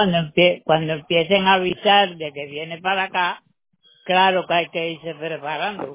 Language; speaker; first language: Spanish; native; Spanish